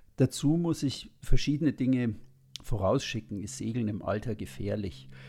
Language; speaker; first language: German; native; German